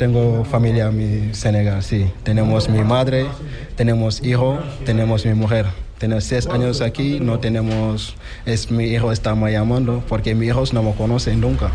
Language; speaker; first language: Spanish; non-native, learner; Wolof